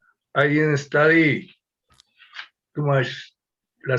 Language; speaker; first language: English; non-native, learner; Spanish